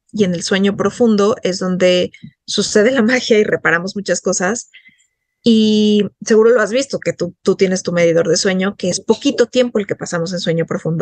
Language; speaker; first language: Spanish; native; Spanish